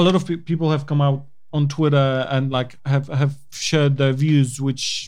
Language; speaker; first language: English; non-native, fluent; Polish